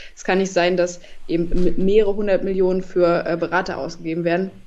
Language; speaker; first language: German; native; German